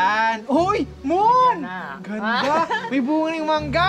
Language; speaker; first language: Filipino; native; Filipino